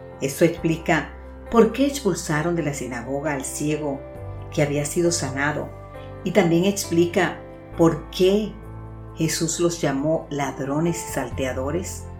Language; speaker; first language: Spanish; native; Spanish